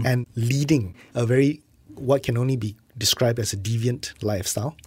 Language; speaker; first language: English; non-native, local second language; Malay